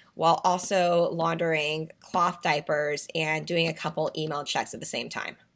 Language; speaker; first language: English; native; English